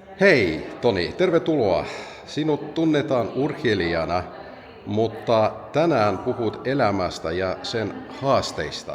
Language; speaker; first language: Finnish; non-native, fluent; Russian